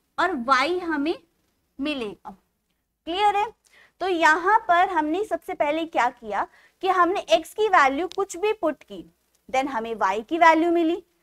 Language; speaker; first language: Hindi; native; Hindi